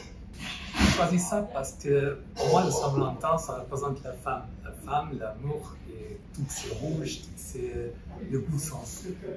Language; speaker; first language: French; non-native, fluent; Portuguese